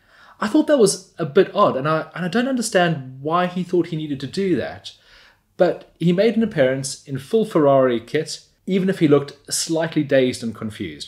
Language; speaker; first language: English; native; English